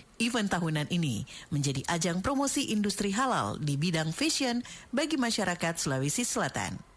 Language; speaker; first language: Indonesian; native; Indonesian